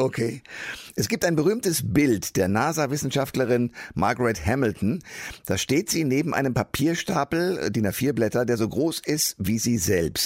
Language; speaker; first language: German; native; German